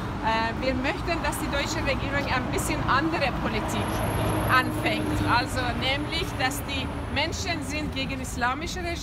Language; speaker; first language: German; non-native, fluent; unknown